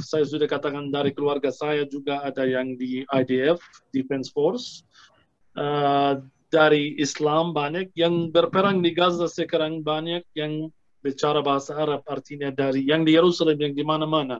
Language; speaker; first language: Indonesian; non-native, fluent; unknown